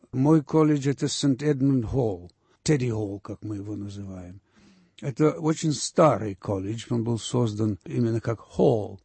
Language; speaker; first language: Russian; early bilingual, heritage; Russian